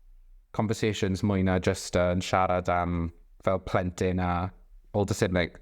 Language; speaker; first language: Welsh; non-native, local second language; English